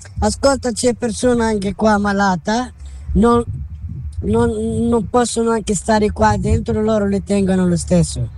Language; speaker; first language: Italian; non-native, learner; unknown